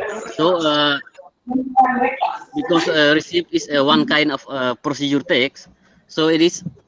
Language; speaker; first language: English; non-native, learner; Indonesian